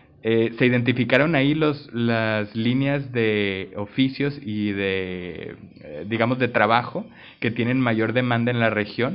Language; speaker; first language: Spanish; native; Spanish